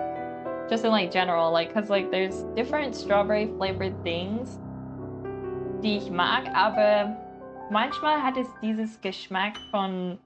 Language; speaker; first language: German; non-native, learner; English